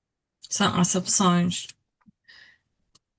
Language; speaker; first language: Portuguese; non-native, learner; English